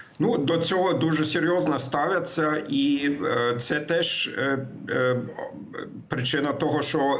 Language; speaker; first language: Ukrainian; non-native, fluent; German